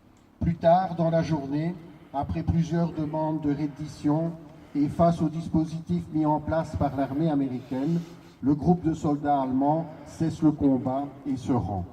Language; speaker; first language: French; native; French